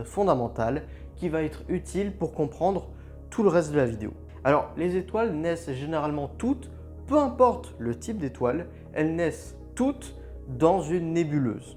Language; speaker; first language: French; native; French